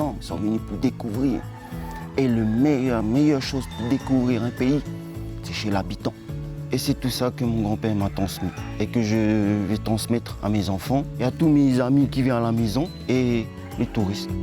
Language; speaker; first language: French; non-native, local second language; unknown